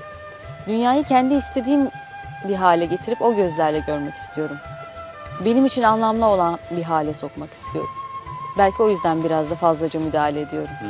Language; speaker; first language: Turkish; native; Turkish